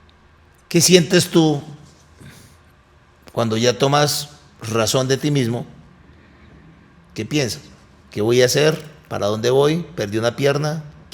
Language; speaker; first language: Spanish; native; Spanish